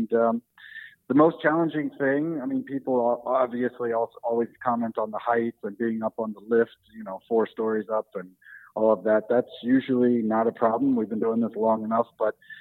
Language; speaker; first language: English; native; English